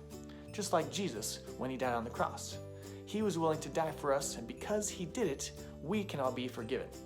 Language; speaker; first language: English; native; English